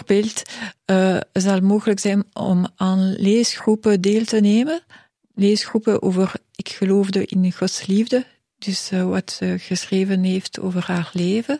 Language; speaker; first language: Dutch; non-native, local second language; French